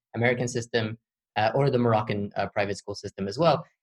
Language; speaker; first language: English; early bilingual, other home language; Arabic